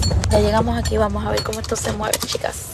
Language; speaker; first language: Spanish; native; Spanish